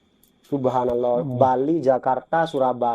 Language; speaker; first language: Indonesian; native; Indonesian